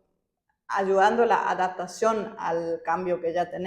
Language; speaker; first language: Spanish; non-native, fluent; German